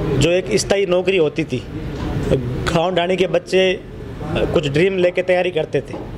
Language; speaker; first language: Hindi; native; Hindi